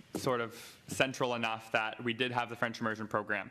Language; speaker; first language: English; native; English